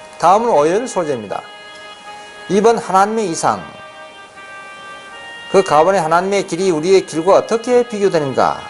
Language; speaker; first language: Korean; native; Korean